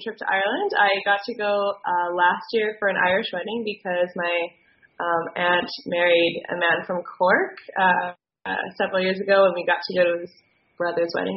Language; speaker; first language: English; native; English